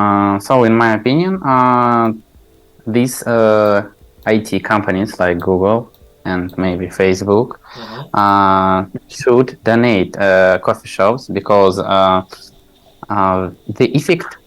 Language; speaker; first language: English; non-native, learner; Tajik